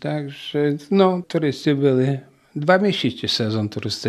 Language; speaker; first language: Polish; non-native, local second language; Ukrainian